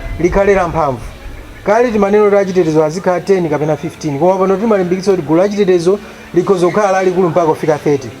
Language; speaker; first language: Nyanja; non-native, local second language; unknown